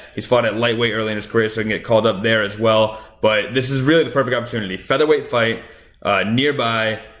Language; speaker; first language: English; native; English